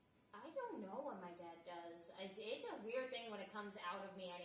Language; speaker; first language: English; native; English